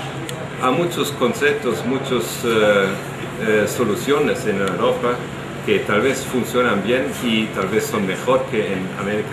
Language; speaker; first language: Spanish; non-native, fluent; German